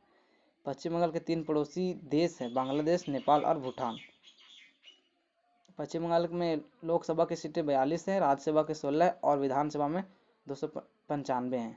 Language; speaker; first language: Hindi; native; Hindi